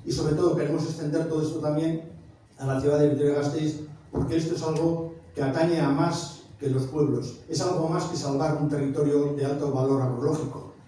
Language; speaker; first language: Spanish; native; Spanish